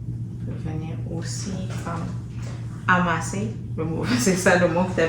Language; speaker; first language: French; native; French